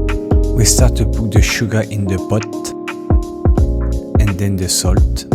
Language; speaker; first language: English; non-native, fluent; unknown